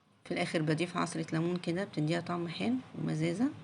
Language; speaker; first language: Arabic; native; Arabic